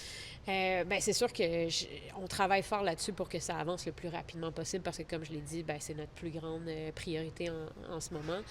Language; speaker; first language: French; native; French